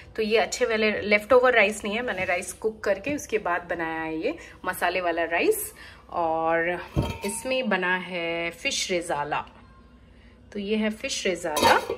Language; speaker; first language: Hindi; non-native, local second language; Bangla